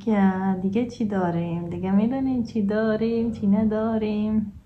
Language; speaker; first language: Persian; native; Persian